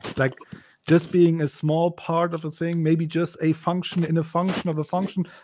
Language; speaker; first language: English; non-native, fluent; German